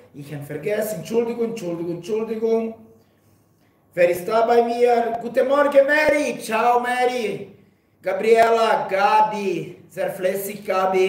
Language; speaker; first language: German; non-native, fluent; Portuguese